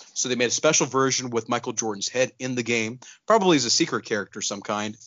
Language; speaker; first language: English; non-native, local second language; Urdu